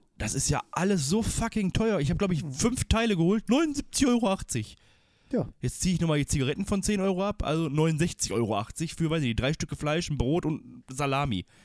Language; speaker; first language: German; early bilingual, other home language; Turkish